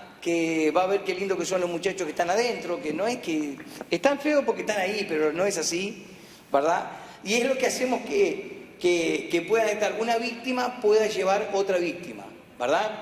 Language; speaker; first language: Spanish; native; Spanish